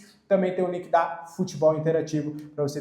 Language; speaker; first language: Portuguese; native; Portuguese